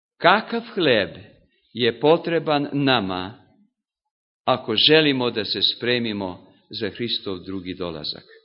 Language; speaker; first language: Serbian; non-native, local second language; Hungarian